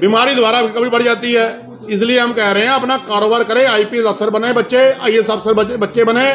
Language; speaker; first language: Hindi; non-native, local second language; Punjabi